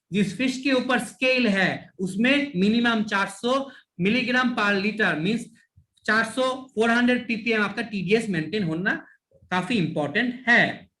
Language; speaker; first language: Hindi; non-native, local second language; Bangla